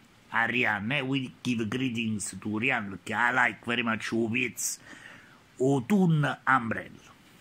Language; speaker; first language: English; non-native, learner; Italian